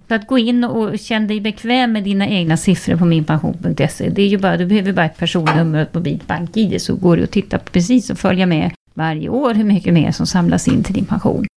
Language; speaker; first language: Swedish; native; Swedish